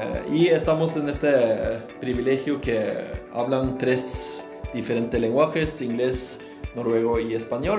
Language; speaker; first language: Spanish; non-native, fluent; Norwegian